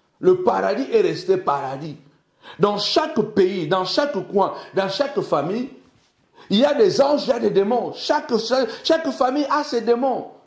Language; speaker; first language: French; early bilingual, other home language; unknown